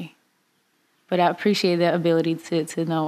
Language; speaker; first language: English; non-native, fluent; Russian